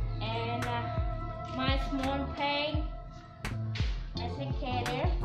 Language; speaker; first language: English; non-native, learner; Vietnamese